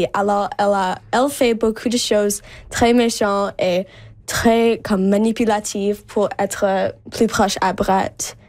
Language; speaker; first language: French; non-native, local second language; English